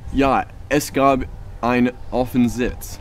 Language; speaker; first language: German; non-native, learner; English